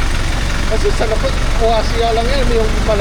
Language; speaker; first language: Filipino; non-native, learner; Chinese